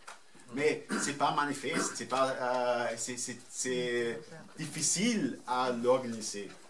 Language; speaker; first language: French; non-native, fluent; German